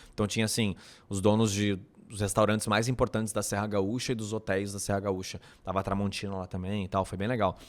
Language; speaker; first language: Portuguese; native; Portuguese